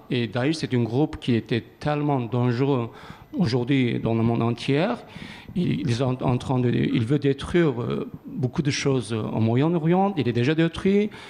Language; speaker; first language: French; non-native, learner; Kurdish